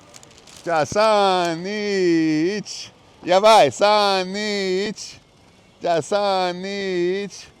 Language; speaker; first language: Japanese; non-native, learner; English